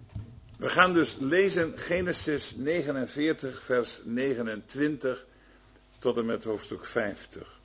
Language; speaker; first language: Dutch; native; Dutch